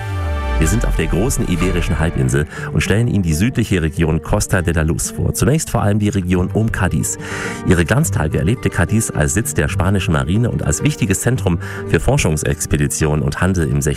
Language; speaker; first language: German; native; German